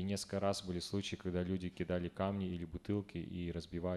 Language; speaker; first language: Russian; native; Russian